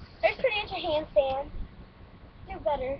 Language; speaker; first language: English; native; English